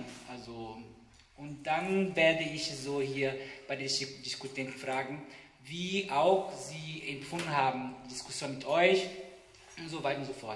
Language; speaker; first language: German; non-native, fluent; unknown